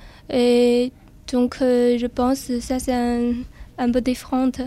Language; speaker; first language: French; non-native, learner; Chinese